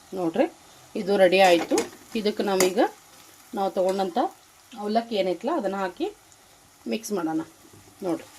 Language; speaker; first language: Kannada; native; Kannada